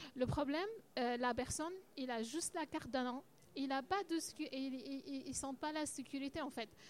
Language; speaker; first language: French; non-native, learner; Arabic